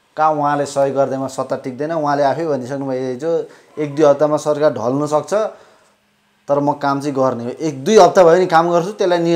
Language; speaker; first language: Nepali; native; Nepali